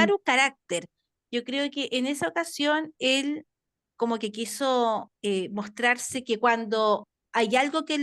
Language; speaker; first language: Spanish; native; Spanish